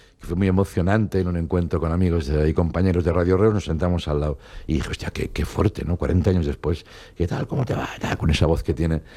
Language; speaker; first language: Spanish; non-native, local second language; Catalan